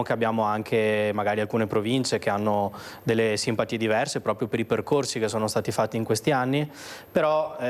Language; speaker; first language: Italian; native; Italian